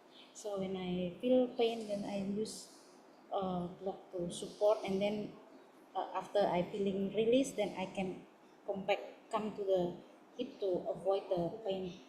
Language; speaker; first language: English; non-native, learner; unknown